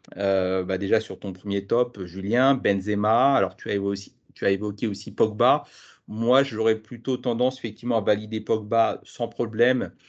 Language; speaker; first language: French; native; French